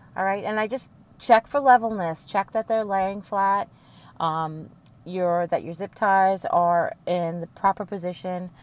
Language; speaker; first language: English; native; English